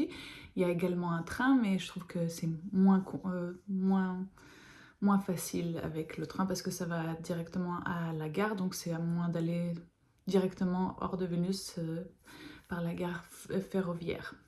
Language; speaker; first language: French; non-native, fluent; Lithuanian